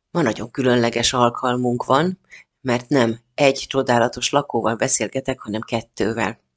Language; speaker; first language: Hungarian; native; Hungarian